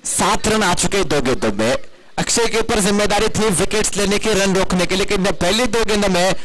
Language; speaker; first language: Hindi; non-native, local second language; Marathi